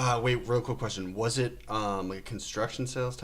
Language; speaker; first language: English; native; English